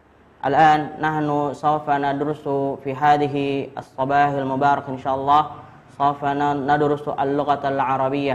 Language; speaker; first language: Arabic; non-native, fluent; Indonesian